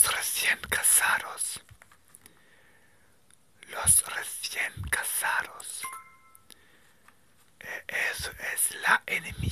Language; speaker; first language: Spanish; non-native, learner; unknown